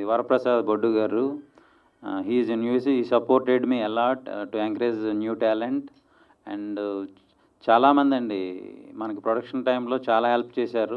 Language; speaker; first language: Telugu; native; Telugu